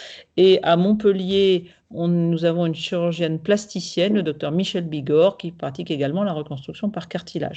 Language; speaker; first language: French; native; French